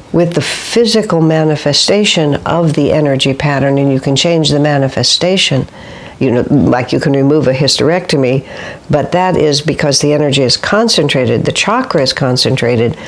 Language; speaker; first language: English; native; English